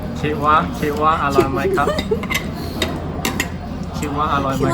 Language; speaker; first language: Thai; non-native, learner; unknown